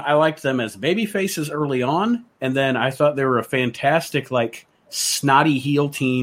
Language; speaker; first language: English; native; English